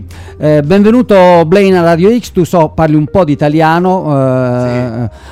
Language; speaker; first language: Italian; native; Italian